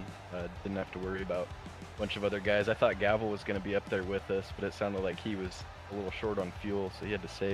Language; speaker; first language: English; native; English